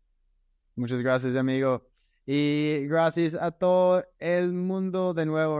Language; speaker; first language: Spanish; non-native, fluent; English